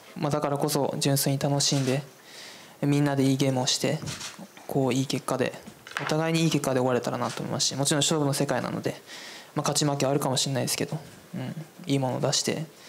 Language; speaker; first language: Japanese; native; Japanese